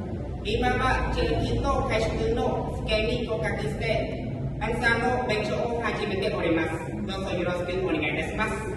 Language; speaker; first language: Japanese; non-native, learner; Khmer